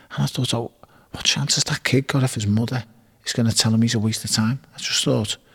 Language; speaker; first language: English; native; English